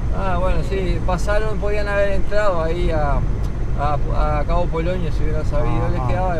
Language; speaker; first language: Spanish; native; Spanish